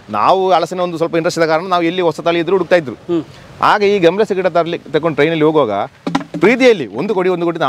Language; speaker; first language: Kannada; non-native, local second language; Malayalam